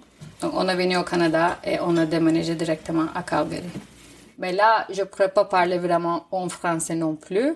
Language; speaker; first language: French; non-native, fluent; Turkish